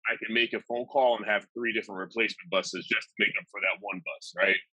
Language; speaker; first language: English; native; English